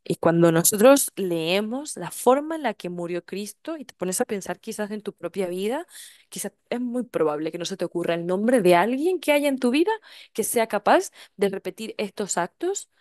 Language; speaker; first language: Spanish; native; Spanish